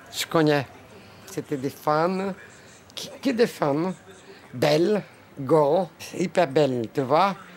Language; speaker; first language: French; non-native, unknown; Portuguese